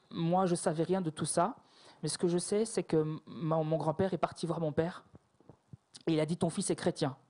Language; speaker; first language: French; native; French